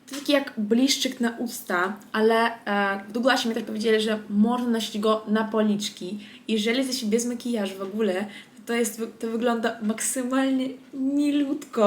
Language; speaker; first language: Polish; non-native, fluent; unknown